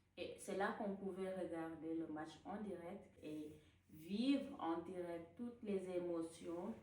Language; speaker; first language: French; non-native, local second language; Wolof